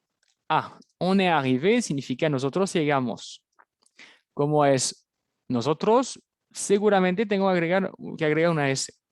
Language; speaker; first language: Spanish; non-native, fluent; French